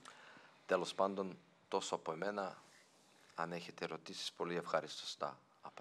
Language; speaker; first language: Greek; non-native, fluent; Serbian